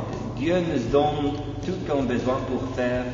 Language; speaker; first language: French; non-native, fluent; Polish